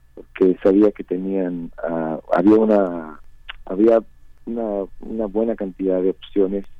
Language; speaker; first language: Spanish; native; Spanish